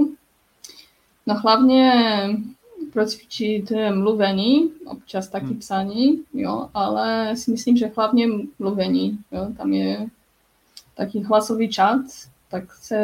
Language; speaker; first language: Czech; non-native, learner; Polish